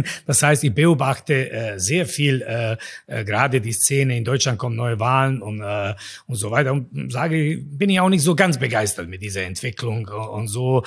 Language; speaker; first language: German; non-native, fluent; Croatian